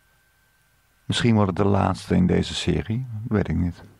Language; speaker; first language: Dutch; native; Dutch